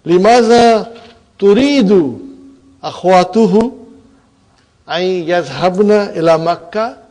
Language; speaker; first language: Arabic; non-native, fluent; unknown